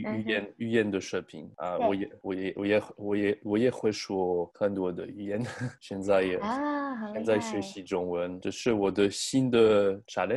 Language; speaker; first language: Chinese; non-native, learner; French